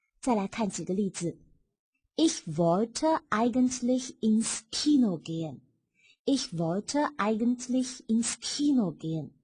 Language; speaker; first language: German; non-native, fluent; Chinese